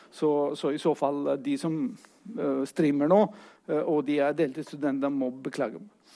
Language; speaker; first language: Norwegian; non-native, fluent; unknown